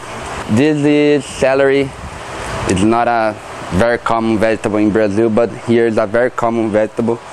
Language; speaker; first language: English; non-native, learner; Portuguese